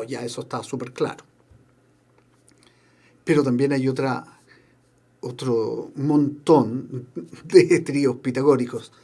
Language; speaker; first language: Spanish; native; Spanish